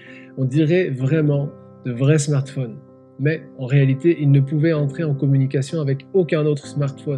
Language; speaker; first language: French; native; French